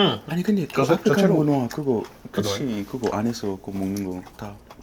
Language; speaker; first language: Korean; non-native, fluent; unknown